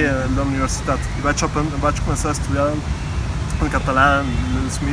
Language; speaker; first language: Portuguese; non-native, learner; Spanish